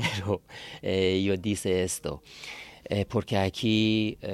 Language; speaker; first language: Spanish; non-native, learner; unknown